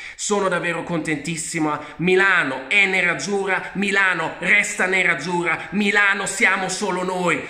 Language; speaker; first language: Italian; early bilingual, heritage; Italian